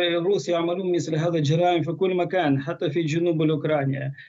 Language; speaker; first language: Arabic; non-native, fluent; Ukrainian